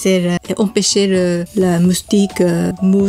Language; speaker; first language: French; non-native, learner; Japanese